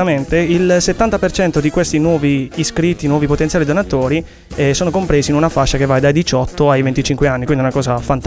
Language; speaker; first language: Italian; native; Italian